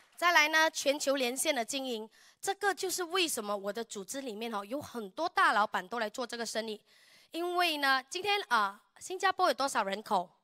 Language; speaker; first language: Chinese; native; Chinese